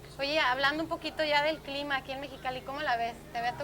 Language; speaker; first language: Spanish; native; Spanish